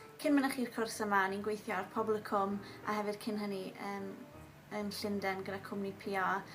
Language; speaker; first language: Welsh; native; Welsh